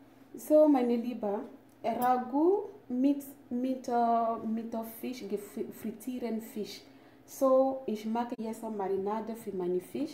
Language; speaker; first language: German; non-native, learner; French